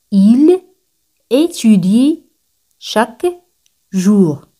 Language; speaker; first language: French; non-native, fluent; Spanish